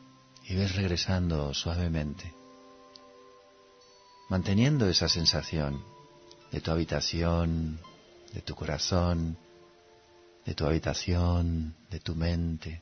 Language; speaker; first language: Spanish; native; Spanish